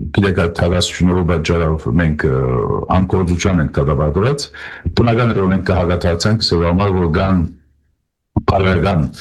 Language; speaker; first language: Armenian; early bilingual, heritage; Armenian